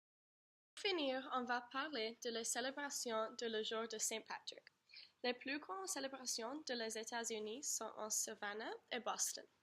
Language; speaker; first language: French; non-native, learner; English